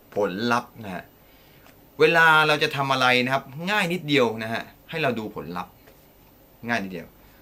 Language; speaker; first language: Thai; non-native, fluent; Japanese